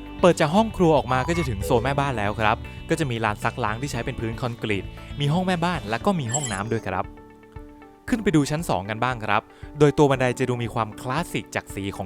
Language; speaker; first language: Thai; native; Thai